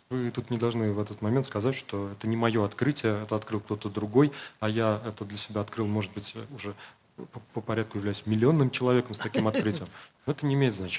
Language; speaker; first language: Russian; native; Russian